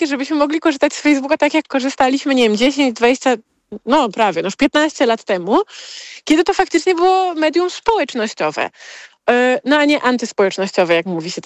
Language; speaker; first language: Polish; native; Polish